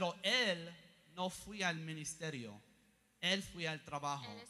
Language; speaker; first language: Spanish; early bilingual, heritage; English